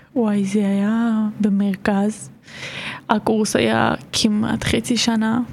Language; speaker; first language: Hebrew; non-native, fluent; Georgian